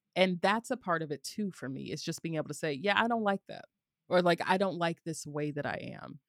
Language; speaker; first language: English; native; English